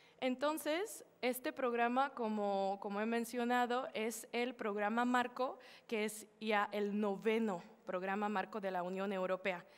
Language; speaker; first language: Spanish; non-native, fluent; Slovak